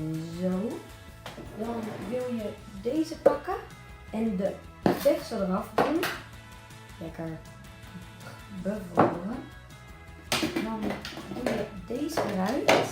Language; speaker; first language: Dutch; native; Dutch